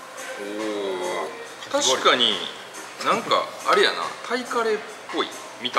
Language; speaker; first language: Japanese; native; Japanese